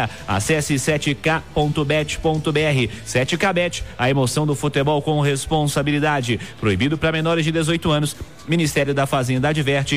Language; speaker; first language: Portuguese; native; Portuguese